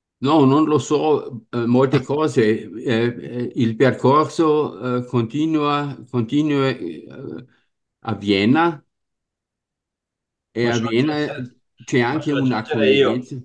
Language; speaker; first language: Italian; non-native, learner; German